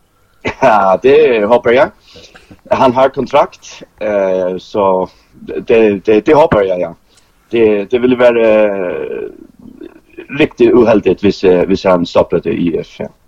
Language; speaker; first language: Danish; non-native, local second language; Faroese